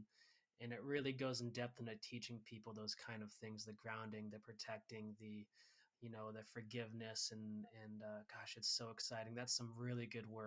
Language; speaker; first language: English; native; English